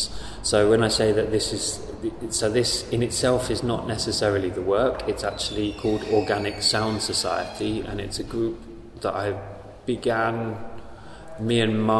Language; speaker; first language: English; native; English